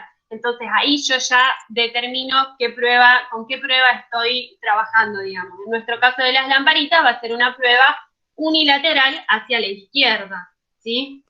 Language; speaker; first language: Spanish; native; Spanish